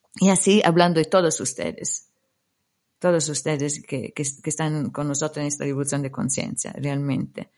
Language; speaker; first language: Spanish; non-native, fluent; Italian